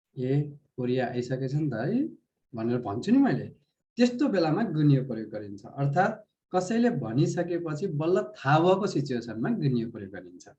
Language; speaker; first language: Nepali; native; Nepali